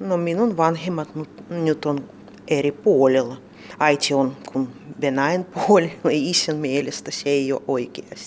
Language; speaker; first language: Finnish; non-native, learner; Russian